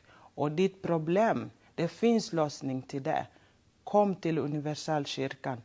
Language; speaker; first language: Swedish; non-native, local second language; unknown